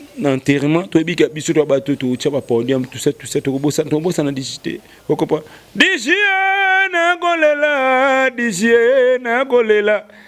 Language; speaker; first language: Lingala; native; Lingala